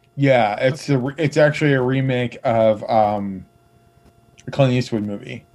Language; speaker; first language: English; native; English